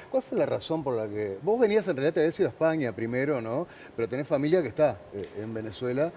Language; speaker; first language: Spanish; native; Spanish